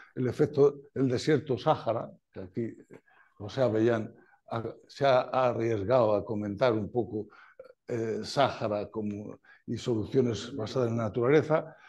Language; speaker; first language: Spanish; native; Spanish